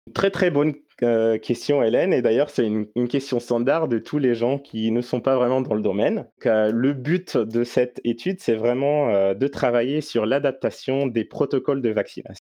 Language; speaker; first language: French; non-native, local second language; Arabic